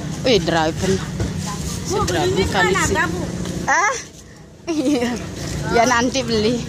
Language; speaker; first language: Dutch; non-native, learner; Indonesian